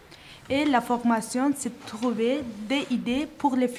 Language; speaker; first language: French; non-native, learner; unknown